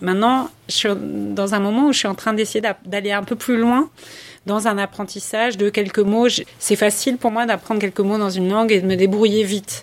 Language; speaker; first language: French; early bilingual, other home language; English